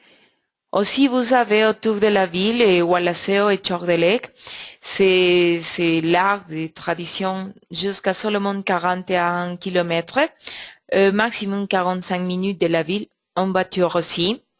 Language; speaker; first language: French; non-native, learner; Spanish